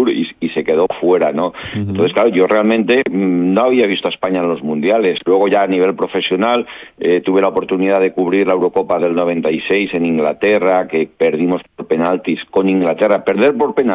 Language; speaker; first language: Spanish; native; Spanish